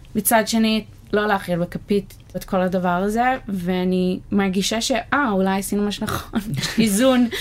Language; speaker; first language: Hebrew; non-native, fluent; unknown